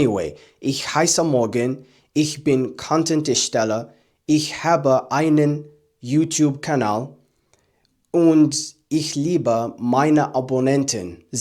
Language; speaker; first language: German; non-native, learner; English